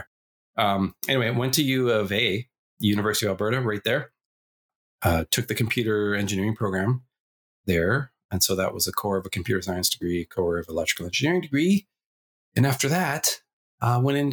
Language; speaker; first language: English; native; English